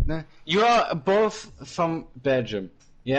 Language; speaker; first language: English; non-native, learner; Italian